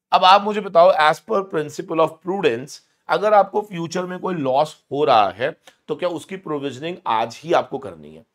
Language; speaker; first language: Hindi; native; Hindi